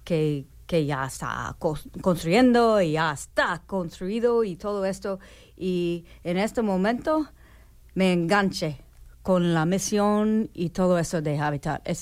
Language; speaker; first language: Spanish; non-native, learner; English